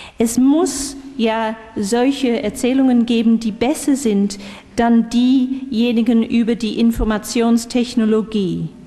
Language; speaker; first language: German; non-native, fluent; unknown